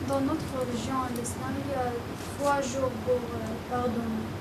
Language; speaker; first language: French; non-native, learner; Arabic